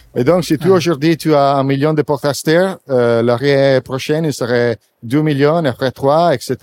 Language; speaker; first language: French; non-native, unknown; Italian